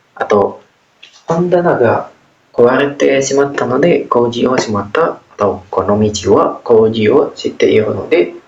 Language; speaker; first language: Japanese; non-native, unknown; Indonesian